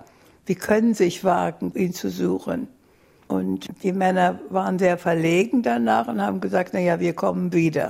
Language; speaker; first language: German; native; German